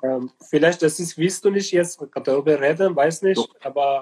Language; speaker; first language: German; non-native, learner; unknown